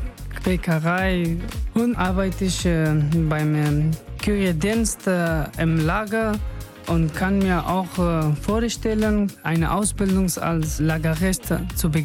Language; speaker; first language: German; non-native, learner; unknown